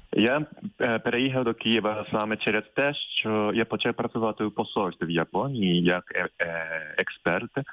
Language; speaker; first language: Ukrainian; non-native, fluent; Japanese